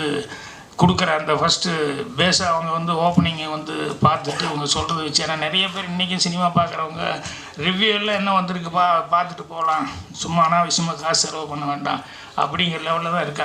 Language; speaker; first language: Tamil; native; Tamil